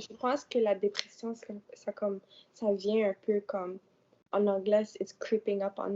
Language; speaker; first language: French; non-native, local second language; English